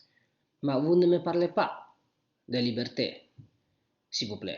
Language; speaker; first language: French; non-native, learner; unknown